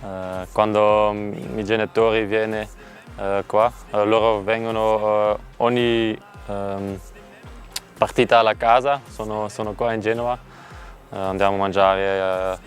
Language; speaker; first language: Italian; non-native, learner; Dutch